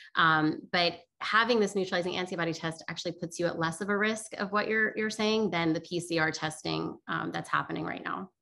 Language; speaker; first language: English; native; English